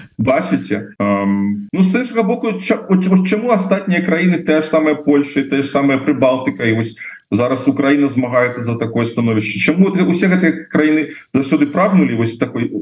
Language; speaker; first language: Belarusian; non-native, local second language; Russian